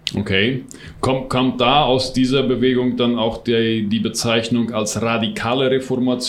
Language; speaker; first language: German; non-native, local second language; Plautdietsch